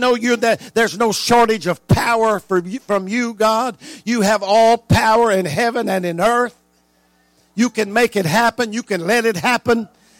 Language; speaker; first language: English; native; English